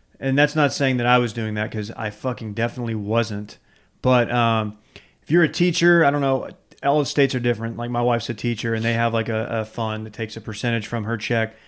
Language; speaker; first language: English; native; English